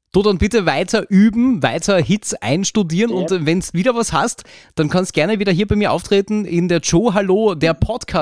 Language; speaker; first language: German; native; German